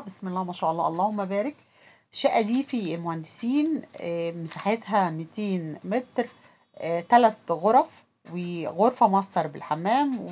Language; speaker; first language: Arabic; native; Arabic